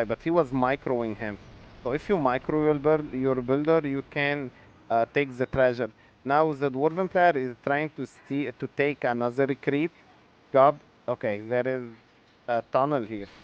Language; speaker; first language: English; non-native, fluent; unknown